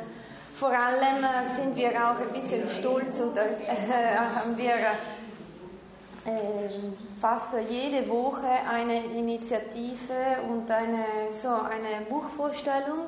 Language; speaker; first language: German; non-native, local second language; Italian